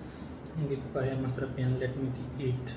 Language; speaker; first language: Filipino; non-native, learner; Punjabi